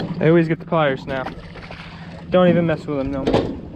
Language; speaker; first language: English; native; English